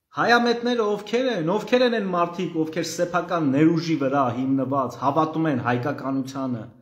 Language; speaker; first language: Armenian; native; Armenian